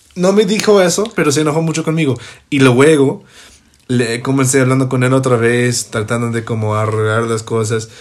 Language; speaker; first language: Spanish; non-native, fluent; English